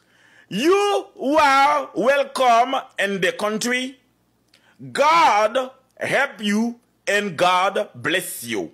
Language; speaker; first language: English; non-native, learner; Haitian Creole